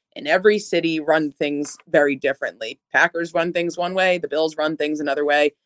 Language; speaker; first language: English; native; English